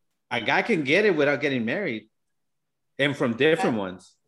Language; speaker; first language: English; early bilingual, other home language; Spanish